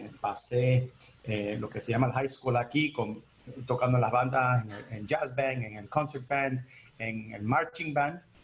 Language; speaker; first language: Spanish; early bilingual, heritage; Spanish